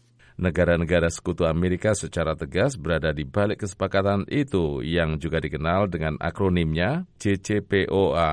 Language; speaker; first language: Indonesian; native; Indonesian